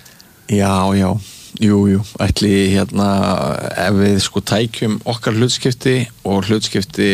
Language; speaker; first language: Icelandic; native; Icelandic